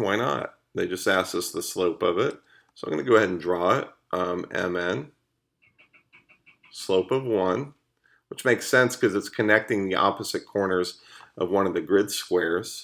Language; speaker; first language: English; native; English